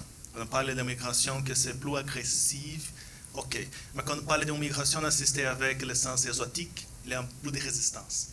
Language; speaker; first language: French; non-native, fluent; Portuguese